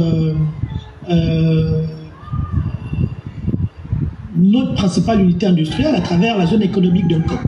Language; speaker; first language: French; native; French